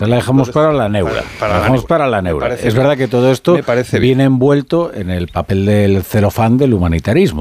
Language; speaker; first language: Spanish; native; Spanish